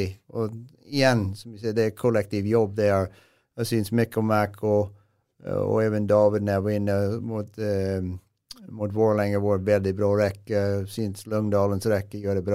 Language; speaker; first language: Swedish; non-native, fluent; English